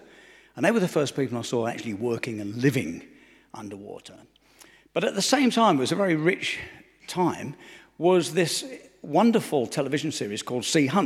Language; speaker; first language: English; native; English